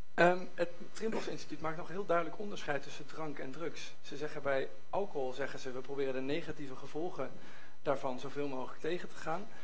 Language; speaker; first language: Dutch; native; Dutch